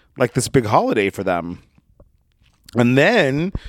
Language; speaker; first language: English; native; English